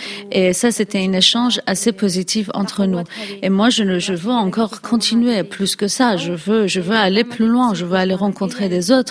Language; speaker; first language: French; non-native, fluent; Kurdish